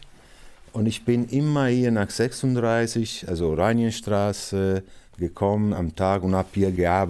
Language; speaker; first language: German; non-native, fluent; Italian